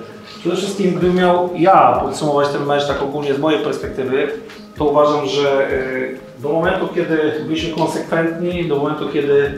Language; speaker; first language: Polish; native; Polish